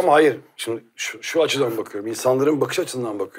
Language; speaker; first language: Turkish; native; Turkish